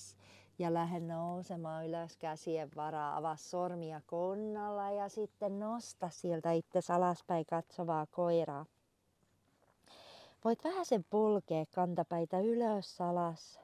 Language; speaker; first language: Finnish; native; Finnish